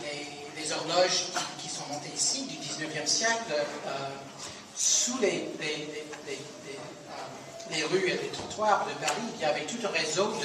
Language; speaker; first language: French; non-native, fluent; English